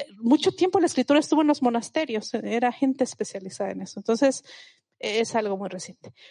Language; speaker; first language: Spanish; non-native, local second language; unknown